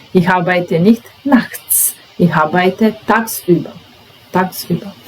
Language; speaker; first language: German; non-native, fluent; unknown